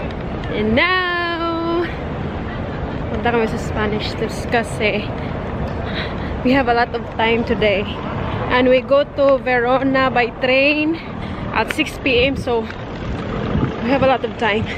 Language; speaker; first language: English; non-native, learner; Filipino